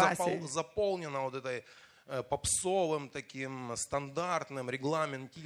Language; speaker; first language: Russian; native; Russian